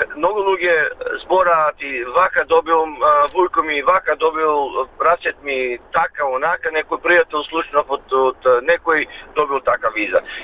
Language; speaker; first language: Macedonian; early bilingual, heritage; Macedonian